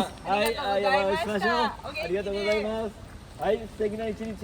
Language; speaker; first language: Japanese; native; Japanese